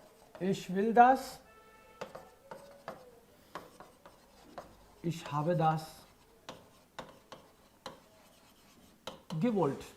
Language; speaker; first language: German; non-native, fluent; Hindi